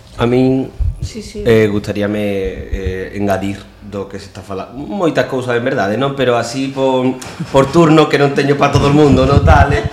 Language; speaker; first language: Galician; non-native, local second language; Spanish